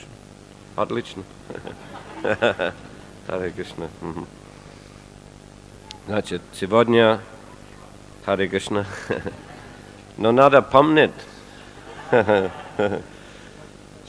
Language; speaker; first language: Russian; non-native, fluent; English